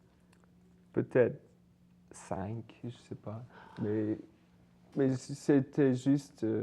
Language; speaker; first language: French; non-native, fluent; English